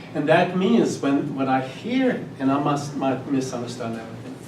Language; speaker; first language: English; non-native, fluent; Swedish